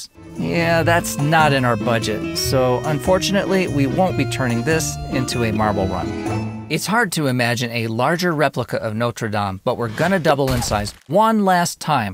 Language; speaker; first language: English; native; English